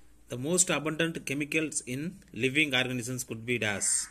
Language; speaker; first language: English; non-native, local second language; Tamil